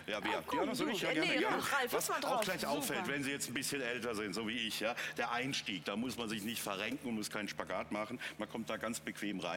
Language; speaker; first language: German; native; German